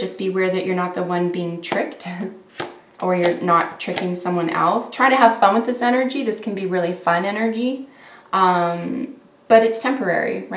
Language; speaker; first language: English; native; English